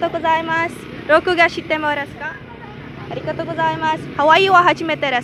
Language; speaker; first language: Japanese; non-native, learner; English